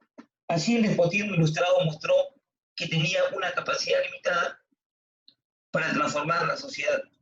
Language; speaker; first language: Spanish; native; Spanish